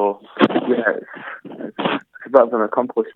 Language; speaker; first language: English; native; English